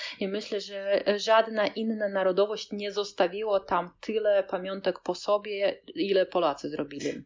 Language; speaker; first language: Polish; non-native, fluent; Russian